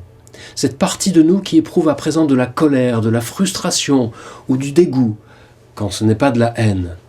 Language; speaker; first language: French; native; French